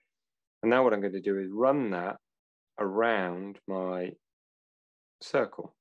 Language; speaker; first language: English; native; English